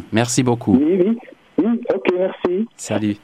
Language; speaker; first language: French; non-native, fluent; Hungarian